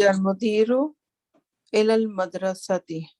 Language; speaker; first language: Arabic; non-native, learner; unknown